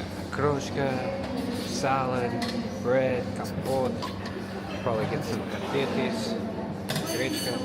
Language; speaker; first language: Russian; non-native, learner; English